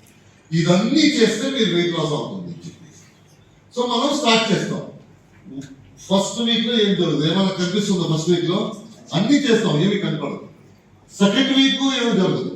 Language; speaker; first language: Telugu; non-native, fluent; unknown